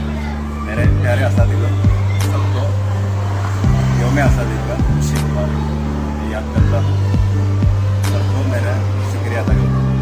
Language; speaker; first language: Hindi; non-native, local second language; Malayalam